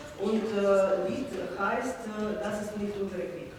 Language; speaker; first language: German; non-native, learner; Ukrainian